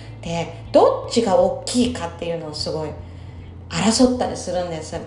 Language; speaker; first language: Japanese; native; Japanese